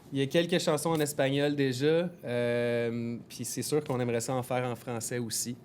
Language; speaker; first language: French; native; French